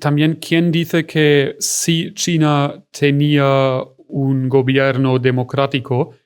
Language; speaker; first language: Spanish; non-native, fluent; German